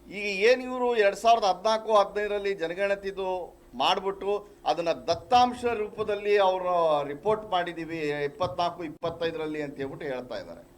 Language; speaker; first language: Kannada; non-native, local second language; Marathi